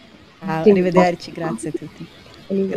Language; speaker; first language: Italian; non-native, learner; Hebrew